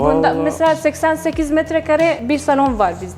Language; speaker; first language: Turkish; non-native, learner; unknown